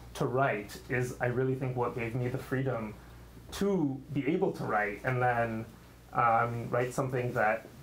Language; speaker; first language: English; early bilingual, other home language; Armenian